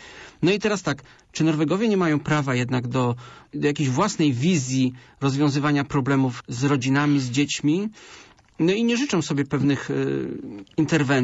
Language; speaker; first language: Polish; native; Polish